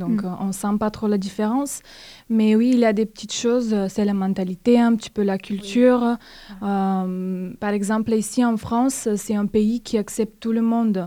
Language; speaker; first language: French; non-native, fluent; Bulgarian